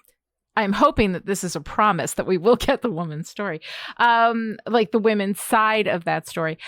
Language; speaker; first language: English; native; English